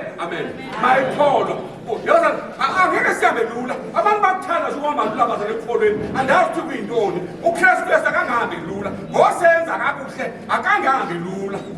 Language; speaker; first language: Zulu; non-native, local second language; Xhosa